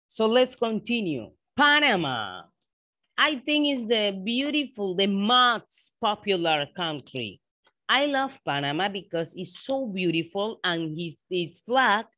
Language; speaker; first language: English; non-native, learner; Spanish